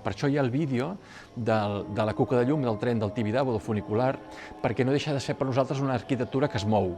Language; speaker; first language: Catalan; native; Catalan